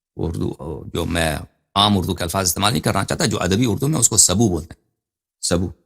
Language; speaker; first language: Urdu; non-native, fluent; Persian